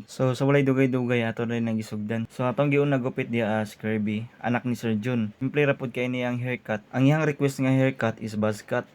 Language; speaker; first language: Cebuano; native; Cebuano